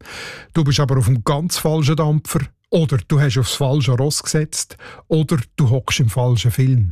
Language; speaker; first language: German; native; German